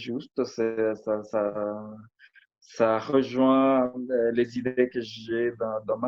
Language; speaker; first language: French; non-native, fluent; Spanish